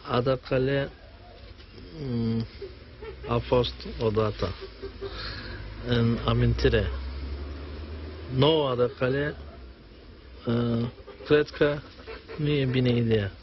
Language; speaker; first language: Romanian; non-native, learner; Turkish